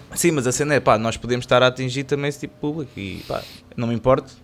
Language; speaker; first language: Portuguese; native; Portuguese